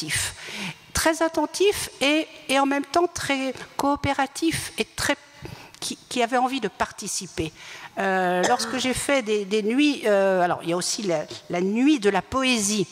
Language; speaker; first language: French; native; French